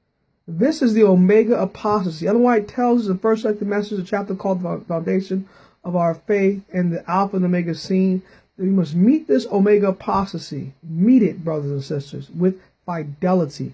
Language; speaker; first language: English; native; English